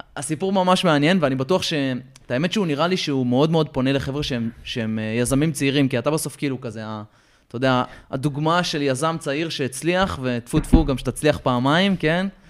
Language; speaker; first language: Hebrew; native; Hebrew